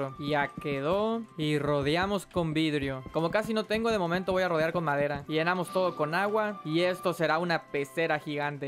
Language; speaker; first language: Spanish; native; Spanish